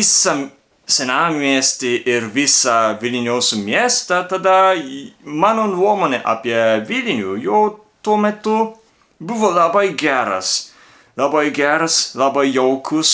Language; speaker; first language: Lithuanian; non-native, learner; Japanese